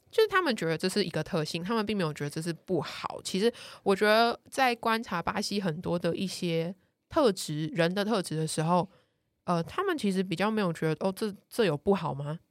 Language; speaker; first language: Chinese; native; Chinese